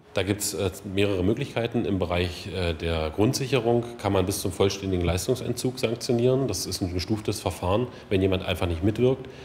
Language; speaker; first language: German; native; German